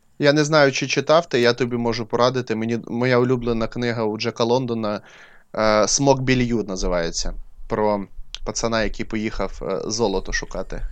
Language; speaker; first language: Ukrainian; non-native, local second language; Russian